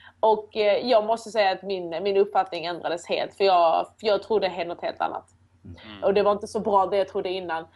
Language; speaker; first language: Swedish; early bilingual, other home language; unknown